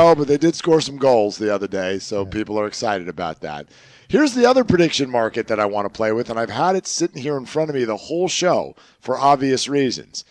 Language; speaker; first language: English; native; English